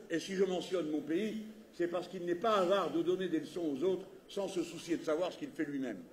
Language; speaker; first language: French; native; French